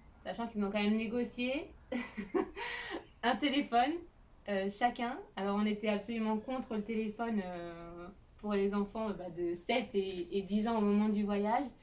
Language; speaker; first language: French; native; French